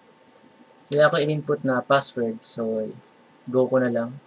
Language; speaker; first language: Filipino; native; Filipino